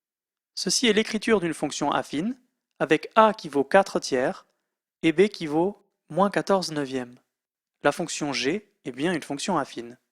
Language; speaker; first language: French; native; French